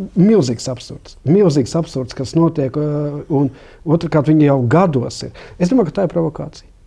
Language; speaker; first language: Latvian; non-native, local second language; Russian